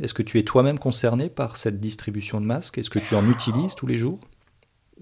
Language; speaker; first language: French; native; French